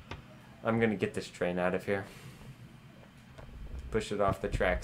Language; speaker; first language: English; native; English